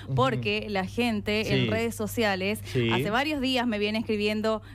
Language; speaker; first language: Spanish; native; Spanish